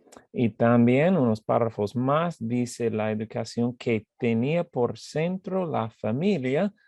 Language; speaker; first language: Spanish; non-native, fluent; English